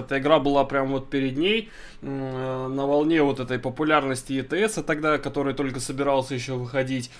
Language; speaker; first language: Russian; native; Russian